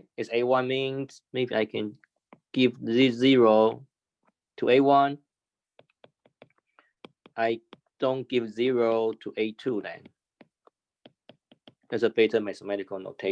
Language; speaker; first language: English; non-native, fluent; Chinese